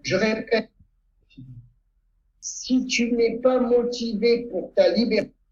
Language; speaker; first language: French; non-native, fluent; Italian